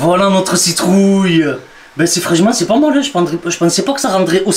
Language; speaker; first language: French; native; French